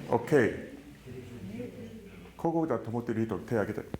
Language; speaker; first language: Japanese; non-native, fluent; English